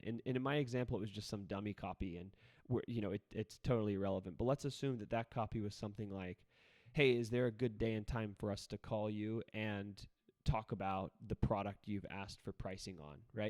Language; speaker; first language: English; native; English